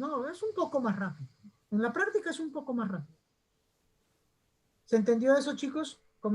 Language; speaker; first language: Spanish; native; Spanish